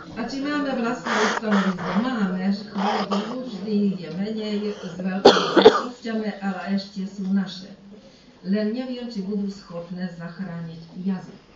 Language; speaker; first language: Slovak; early bilingual, heritage; Slovak